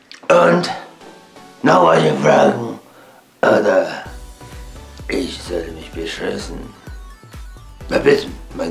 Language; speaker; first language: German; non-native, learner; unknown